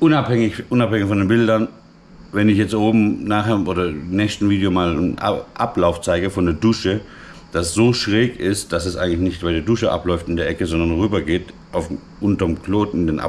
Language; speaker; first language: German; native; German